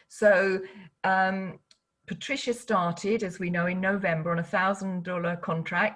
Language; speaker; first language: English; native; English